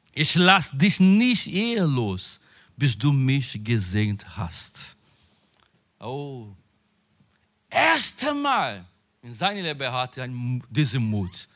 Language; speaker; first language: German; non-native, learner; Portuguese